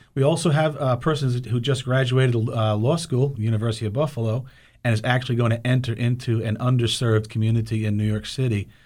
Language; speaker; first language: English; native; English